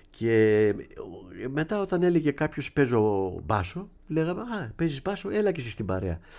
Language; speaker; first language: Greek; early bilingual, heritage; Greek